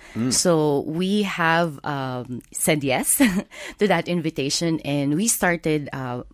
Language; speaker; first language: English; non-native, local second language; Filipino